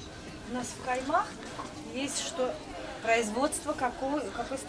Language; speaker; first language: Russian; non-native, local second language; Tajik